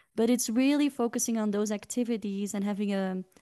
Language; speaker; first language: English; non-native, fluent; Dutch